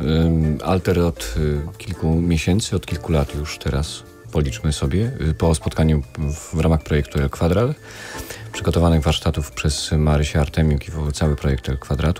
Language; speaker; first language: Polish; native; Polish